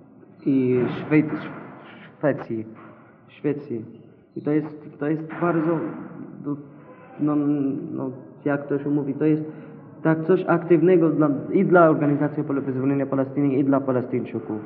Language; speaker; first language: Polish; non-native, learner; Arabic